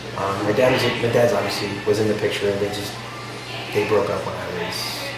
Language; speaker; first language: English; native; English